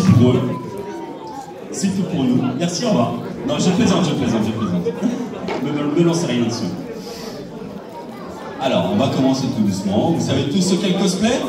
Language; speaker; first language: French; native; French